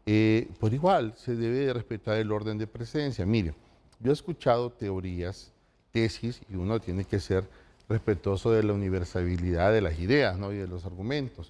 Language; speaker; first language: Spanish; native; Spanish